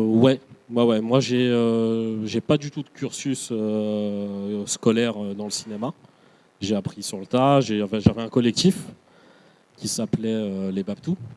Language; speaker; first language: French; native; French